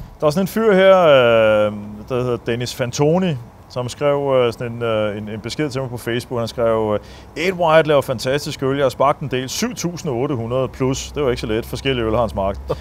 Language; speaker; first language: Danish; native; Danish